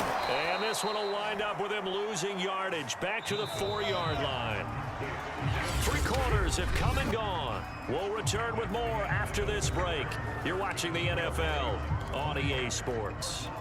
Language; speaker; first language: English; native; English